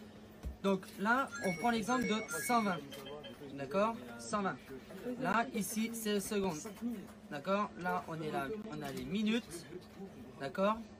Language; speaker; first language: French; native; French